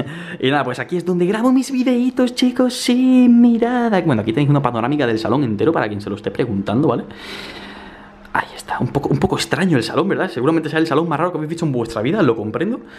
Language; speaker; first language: Spanish; native; Spanish